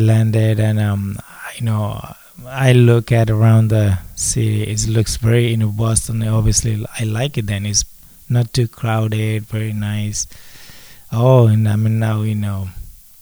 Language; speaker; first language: English; non-native, local second language; Nepali